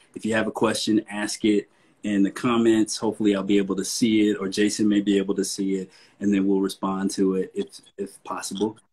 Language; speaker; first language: English; native; English